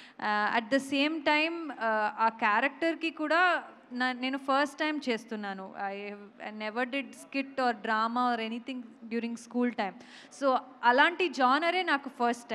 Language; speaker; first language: Telugu; non-native, local second language; Kannada